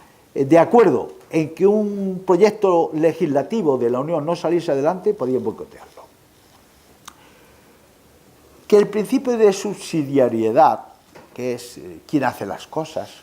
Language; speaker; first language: Spanish; native; Spanish